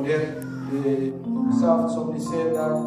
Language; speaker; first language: Swedish; non-native, learner; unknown